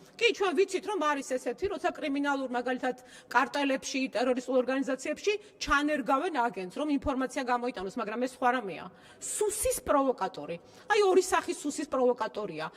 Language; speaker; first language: Georgian; native; Georgian